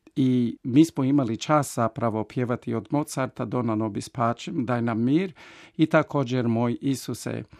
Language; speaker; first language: Croatian; early bilingual, heritage; Croatian